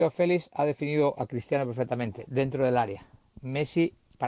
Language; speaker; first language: Spanish; native; Spanish